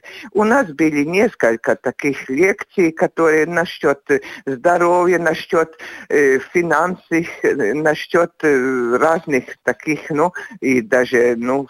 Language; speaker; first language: Russian; non-native, local second language; Latvian